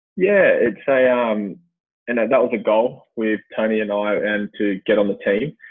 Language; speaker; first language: English; native; English